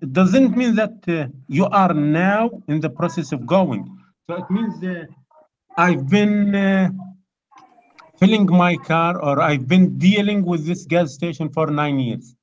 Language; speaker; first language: English; non-native, fluent; Arabic